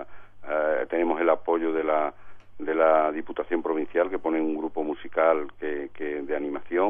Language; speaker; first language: Spanish; native; Spanish